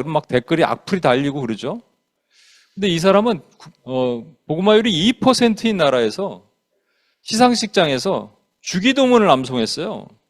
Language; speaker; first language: Korean; native; Korean